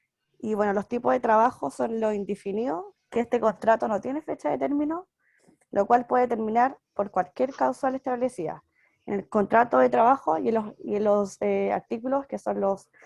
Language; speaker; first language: Spanish; native; Spanish